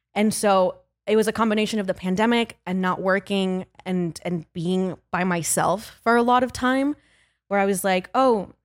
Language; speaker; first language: English; early bilingual, other home language; Spanish